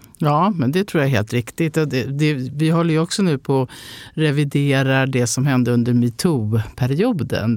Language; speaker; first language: Swedish; native; Swedish